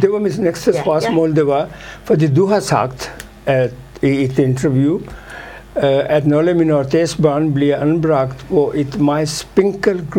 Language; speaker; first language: Danish; non-native, fluent; Urdu